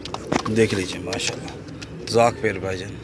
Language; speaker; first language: Hindi; non-native, local second language; Saraiki